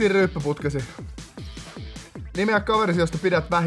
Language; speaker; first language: Finnish; native; Finnish